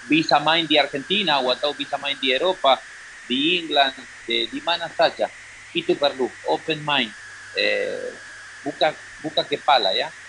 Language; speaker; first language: Indonesian; non-native, learner; Spanish